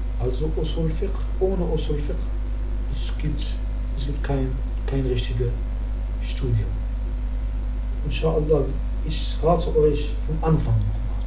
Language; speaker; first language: German; non-native, learner; Arabic